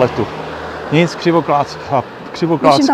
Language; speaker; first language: Czech; native; Czech